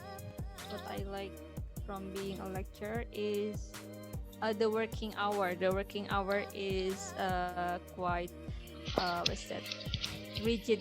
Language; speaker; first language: English; non-native, fluent; Indonesian